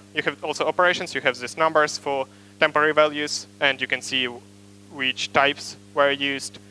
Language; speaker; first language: English; non-native, fluent; Ukrainian